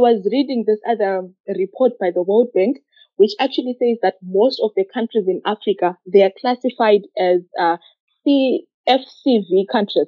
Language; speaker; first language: English; non-native, local second language; Shona